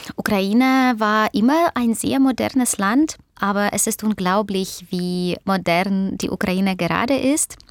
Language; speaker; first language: German; non-native, fluent; Russian